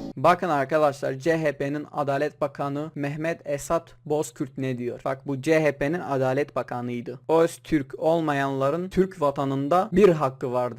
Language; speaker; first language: Turkish; non-native, local second language; Kurdish